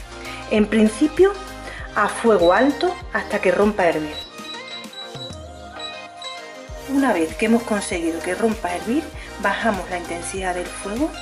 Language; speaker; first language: Spanish; native; Spanish